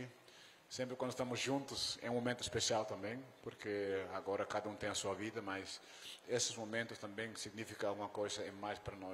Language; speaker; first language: Portuguese; non-native, fluent; Dutch